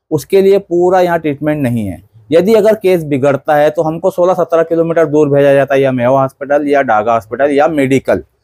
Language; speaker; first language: Hindi; native; Hindi